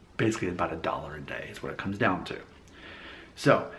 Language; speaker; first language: English; native; English